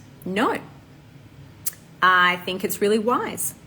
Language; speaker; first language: English; native; English